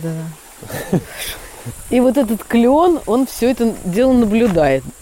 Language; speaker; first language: Russian; native; Russian